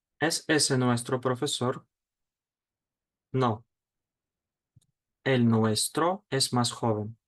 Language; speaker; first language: Spanish; non-native, fluent; Ukrainian